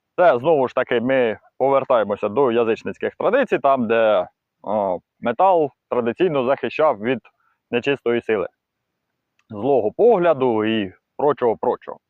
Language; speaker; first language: Ukrainian; non-native, local second language; Russian